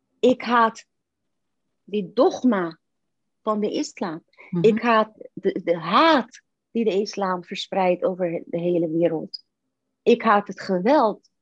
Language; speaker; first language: Dutch; non-native, fluent; Persian